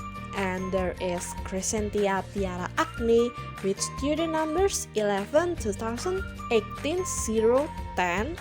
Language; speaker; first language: English; non-native, learner; Indonesian